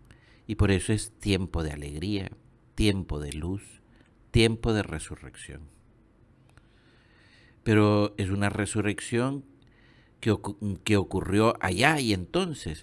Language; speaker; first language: Spanish; native; Spanish